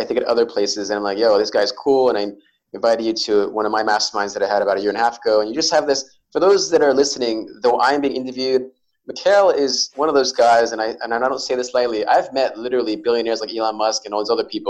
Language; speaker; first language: English; native; English